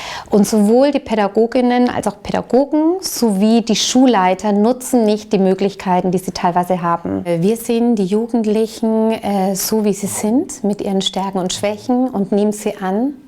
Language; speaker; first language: German; native; German